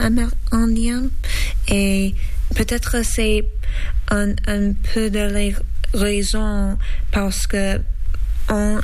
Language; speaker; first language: French; non-native, learner; English